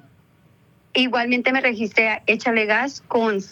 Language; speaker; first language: Spanish; native; Spanish